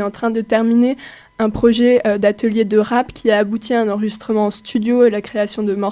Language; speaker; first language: French; native; French